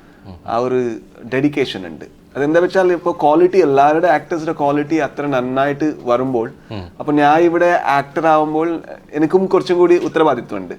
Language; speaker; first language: Malayalam; non-native, local second language; Kannada